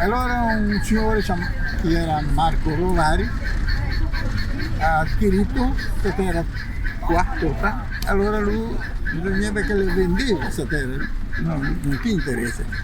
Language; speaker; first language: Italian; early bilingual, heritage; Portuguese